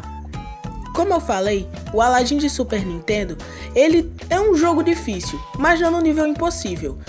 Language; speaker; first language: Portuguese; native; Portuguese